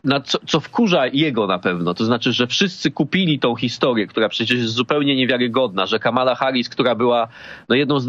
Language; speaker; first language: Polish; native; Polish